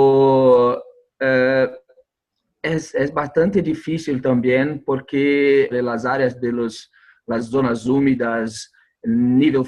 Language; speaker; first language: Spanish; non-native, learner; Portuguese